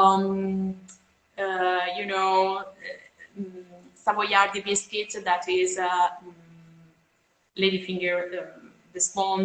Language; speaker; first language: English; non-native, fluent; Italian